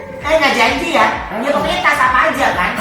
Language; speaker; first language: Indonesian; native; Indonesian